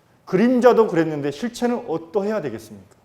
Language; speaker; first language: Korean; native; Korean